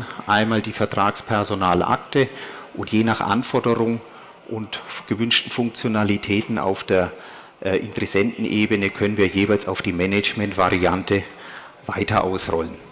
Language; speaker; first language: German; native; German